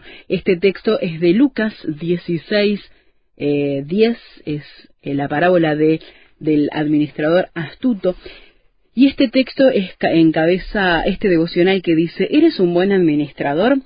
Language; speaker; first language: Spanish; native; Spanish